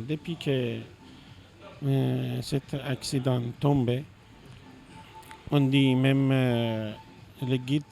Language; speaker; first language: French; non-native, learner; Persian